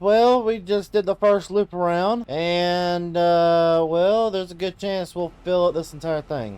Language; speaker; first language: English; native; English